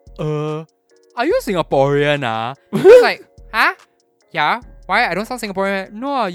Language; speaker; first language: English; native; English